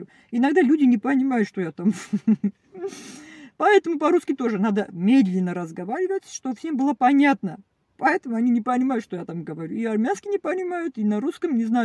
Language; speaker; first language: Russian; non-native, learner; Armenian